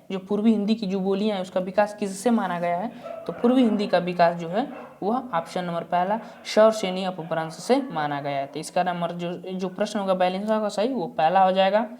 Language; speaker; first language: Hindi; native; Hindi